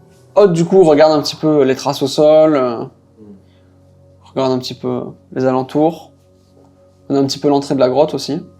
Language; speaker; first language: French; native; French